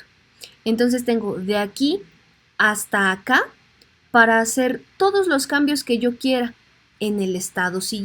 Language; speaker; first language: Spanish; native; Spanish